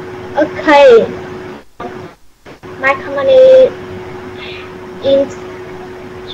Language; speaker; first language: English; non-native, learner; Vietnamese